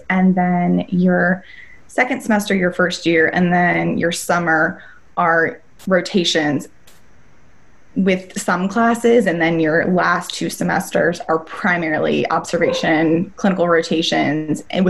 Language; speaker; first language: English; native; English